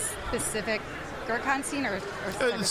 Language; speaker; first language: English; native; English